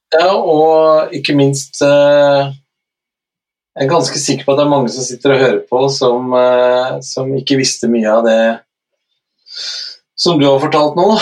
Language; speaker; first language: Norwegian; native; Norwegian